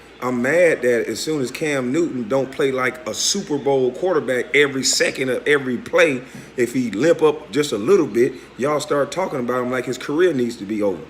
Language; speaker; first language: English; native; English